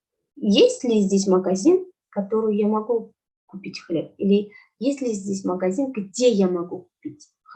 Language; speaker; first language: Russian; non-native, local second language; Kazakh